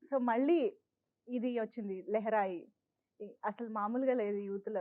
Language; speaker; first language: Telugu; native; Telugu